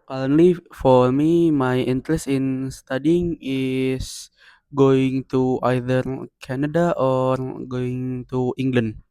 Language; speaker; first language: English; non-native, learner; Indonesian